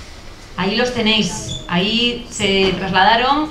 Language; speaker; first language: Spanish; native; Spanish